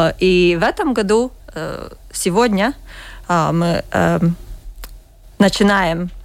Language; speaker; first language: Russian; non-native, learner; Latvian